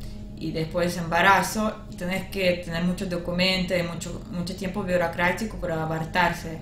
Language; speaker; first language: Spanish; non-native, learner; Russian